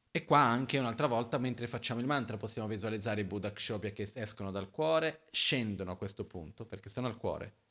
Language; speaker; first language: Italian; non-native, fluent; Portuguese